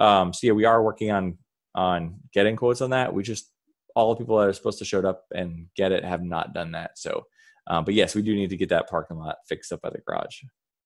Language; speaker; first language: English; native; English